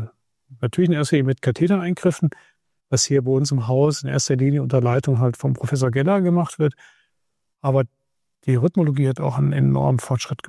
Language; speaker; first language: German; native; German